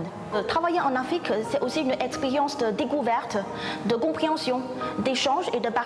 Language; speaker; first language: French; non-native, fluent; Chinese